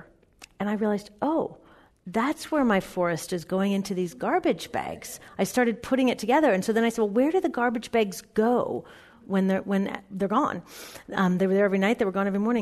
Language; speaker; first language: English; native; English